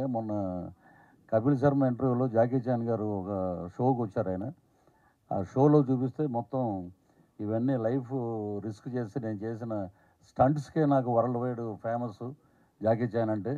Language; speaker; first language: Telugu; native; Telugu